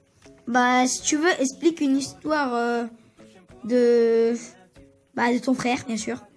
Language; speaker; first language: French; early bilingual, other home language; Turkish